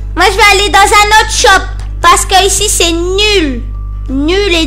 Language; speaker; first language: French; native; French